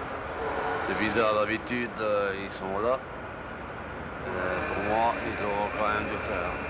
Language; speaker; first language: French; native; French